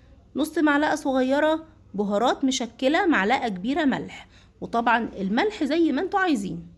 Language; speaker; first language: Arabic; native; Arabic